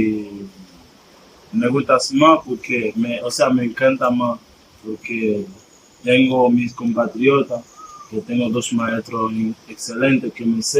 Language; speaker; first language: Spanish; non-native, fluent; Haitian Creole